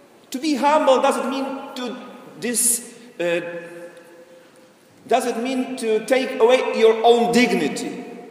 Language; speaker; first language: English; non-native, fluent; Ukrainian